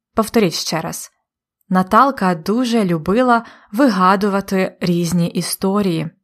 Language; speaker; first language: Ukrainian; native; Ukrainian